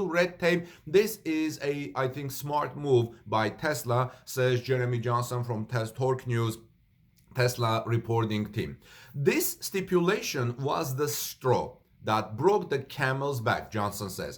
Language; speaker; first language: English; non-native, fluent; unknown